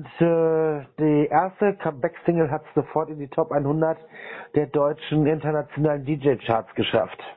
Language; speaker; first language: German; native; German